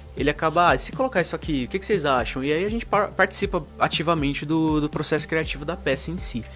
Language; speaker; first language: Portuguese; native; Portuguese